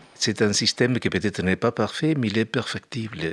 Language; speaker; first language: French; non-native, fluent; Spanish